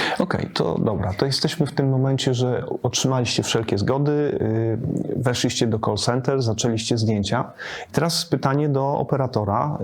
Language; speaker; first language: Polish; native; Polish